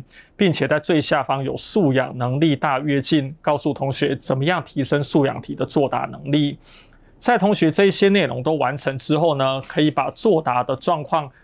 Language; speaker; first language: Chinese; native; Chinese